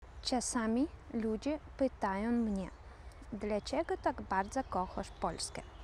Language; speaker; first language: Polish; non-native, fluent; Russian